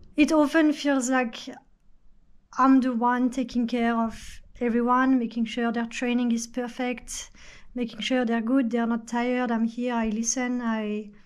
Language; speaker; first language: English; non-native, fluent; French